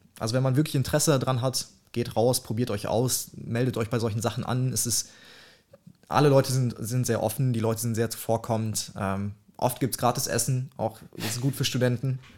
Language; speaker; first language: German; early bilingual, other home language; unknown